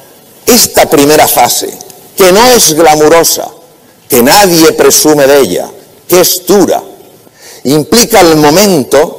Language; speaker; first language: Spanish; native; Spanish